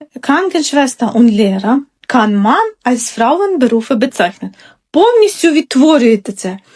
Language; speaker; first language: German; non-native, fluent; Ukrainian